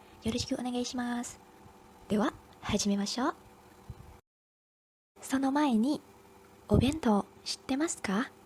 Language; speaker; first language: Japanese; non-native, learner; Indonesian